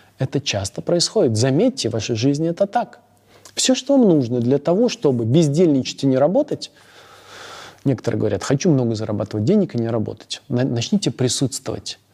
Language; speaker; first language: Russian; native; Russian